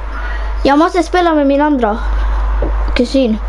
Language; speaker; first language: Swedish; early bilingual, other home language; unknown